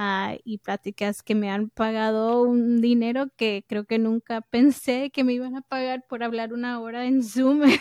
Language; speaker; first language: Spanish; early bilingual, heritage; English